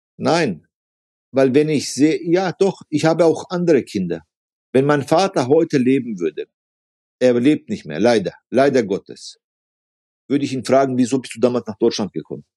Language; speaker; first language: German; early bilingual, other home language; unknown